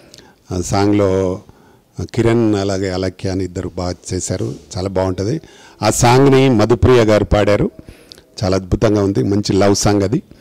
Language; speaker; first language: Telugu; native; Telugu